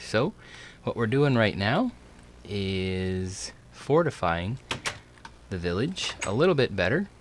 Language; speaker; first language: English; native; English